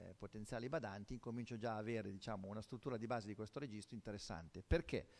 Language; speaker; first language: Italian; native; Italian